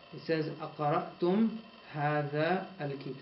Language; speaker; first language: Arabic; non-native, fluent; English